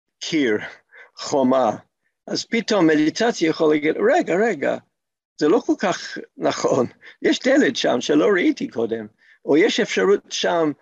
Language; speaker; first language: Hebrew; non-native, fluent; English